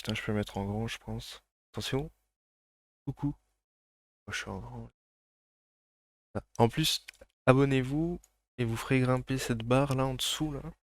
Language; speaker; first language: French; native; French